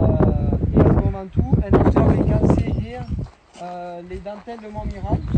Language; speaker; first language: English; non-native, learner; French